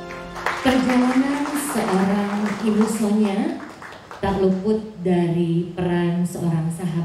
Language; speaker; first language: Indonesian; native; Indonesian